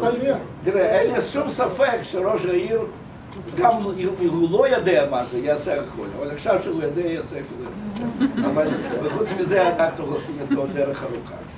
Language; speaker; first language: Hebrew; non-native, fluent; Russian